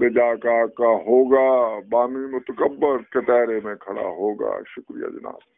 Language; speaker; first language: Urdu; native; Urdu